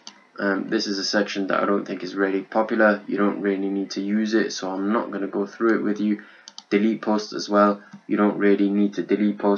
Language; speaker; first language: English; native; English